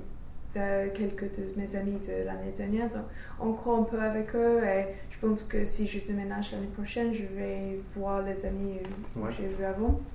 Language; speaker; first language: French; non-native, fluent; English